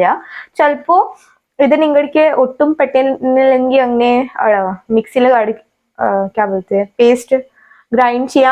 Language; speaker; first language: Malayalam; non-native, learner; Hindi